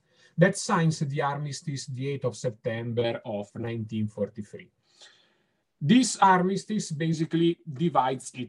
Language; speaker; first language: English; non-native, fluent; Italian